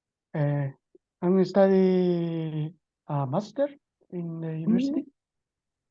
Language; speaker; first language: English; non-native, learner; Spanish